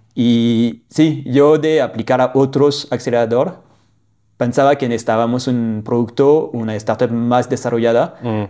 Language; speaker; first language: Spanish; non-native, fluent; French